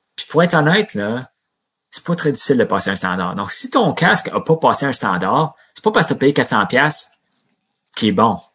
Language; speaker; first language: French; native; French